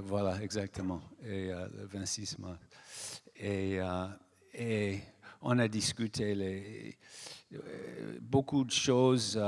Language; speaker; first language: French; non-native, fluent; English